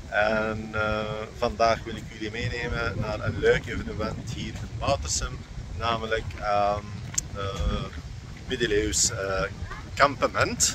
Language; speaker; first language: Dutch; non-native, fluent; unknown